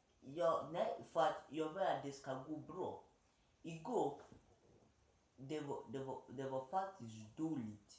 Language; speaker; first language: Swedish; early bilingual, other home language; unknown